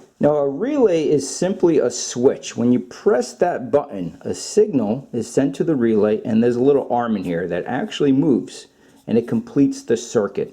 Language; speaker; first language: English; native; English